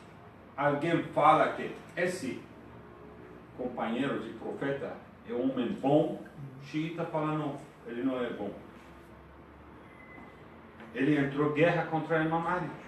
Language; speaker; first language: Portuguese; non-native, fluent; Persian